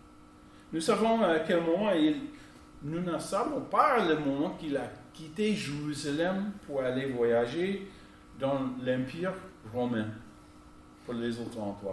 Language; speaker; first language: French; non-native, fluent; English